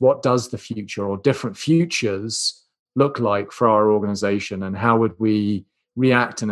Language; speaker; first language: English; native; English